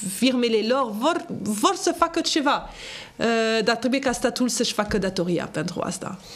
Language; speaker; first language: Romanian; non-native, fluent; French